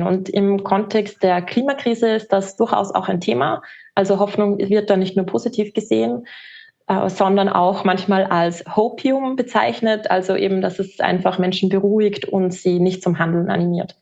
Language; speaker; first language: German; native; German